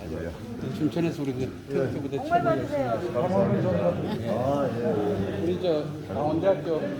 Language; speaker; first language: Korean; native; Korean